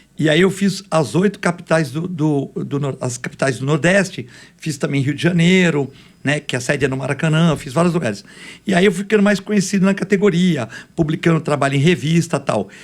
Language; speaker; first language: Portuguese; native; Portuguese